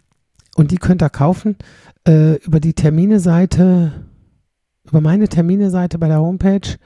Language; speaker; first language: German; native; German